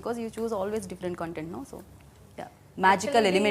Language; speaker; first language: Telugu; native; Telugu